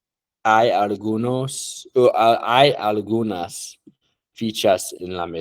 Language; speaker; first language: Spanish; non-native, learner; English